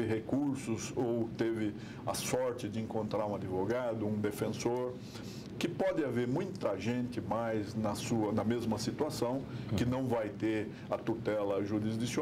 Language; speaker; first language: Portuguese; native; Portuguese